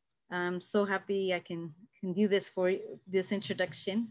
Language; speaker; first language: English; native; English